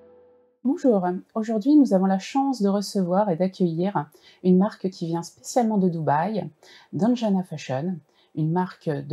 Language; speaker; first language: French; native; French